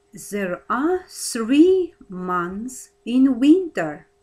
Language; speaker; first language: English; non-native, fluent; Kazakh